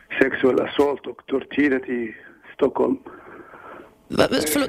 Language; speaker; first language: Swedish; non-native, learner; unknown